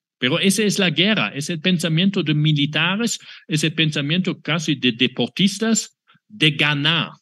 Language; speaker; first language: Spanish; non-native, fluent; German